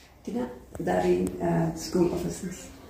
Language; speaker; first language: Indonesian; non-native, fluent; English